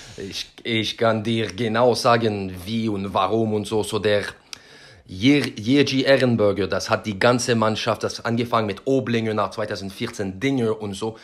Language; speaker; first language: German; non-native, learner; French